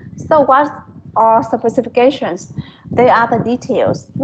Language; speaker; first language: English; non-native, fluent; Vietnamese